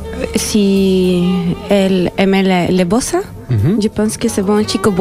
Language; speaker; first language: French; non-native, learner; Spanish